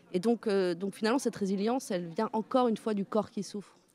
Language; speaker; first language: French; native; French